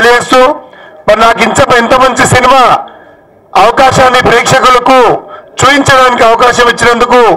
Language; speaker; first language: Telugu; native; Telugu